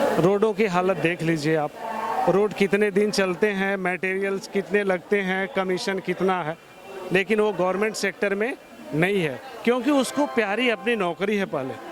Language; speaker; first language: Hindi; native; Hindi